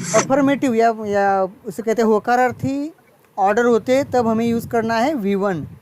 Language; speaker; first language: Hindi; non-native, local second language; Marathi